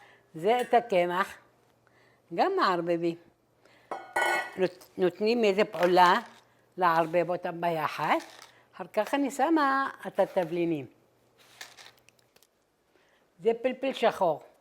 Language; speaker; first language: Hebrew; non-native, fluent; Arabic